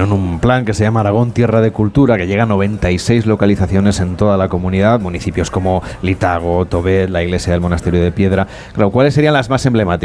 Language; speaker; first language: Spanish; native; Spanish